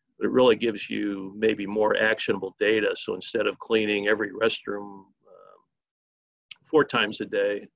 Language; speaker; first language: English; native; English